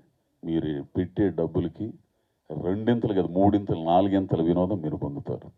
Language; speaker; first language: Telugu; native; Telugu